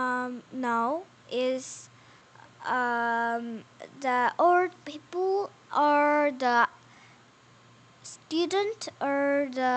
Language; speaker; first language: English; non-native, learner; Korean